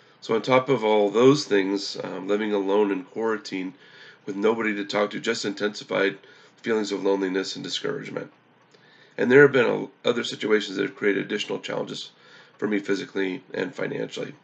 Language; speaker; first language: English; native; English